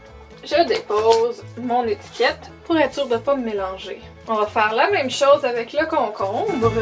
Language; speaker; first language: French; native; French